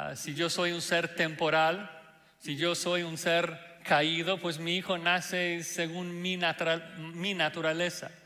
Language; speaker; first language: Spanish; non-native, fluent; English